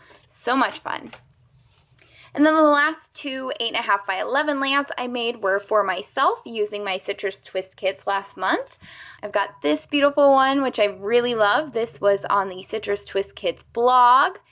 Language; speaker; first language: English; native; English